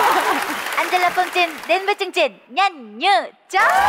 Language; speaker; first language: Vietnamese; native; Vietnamese